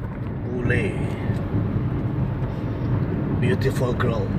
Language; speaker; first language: English; non-native, learner; Indonesian